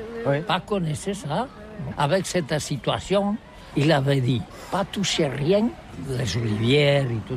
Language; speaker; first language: French; non-native, learner; Catalan